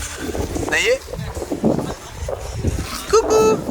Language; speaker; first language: French; native; French